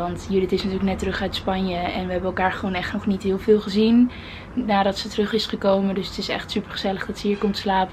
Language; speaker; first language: Dutch; native; Dutch